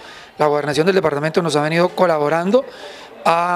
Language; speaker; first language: Spanish; native; Spanish